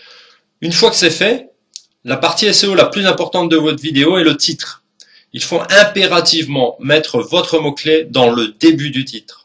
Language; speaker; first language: French; native; French